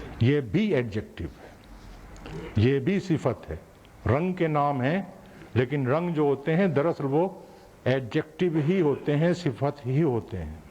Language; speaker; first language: Urdu; native; Urdu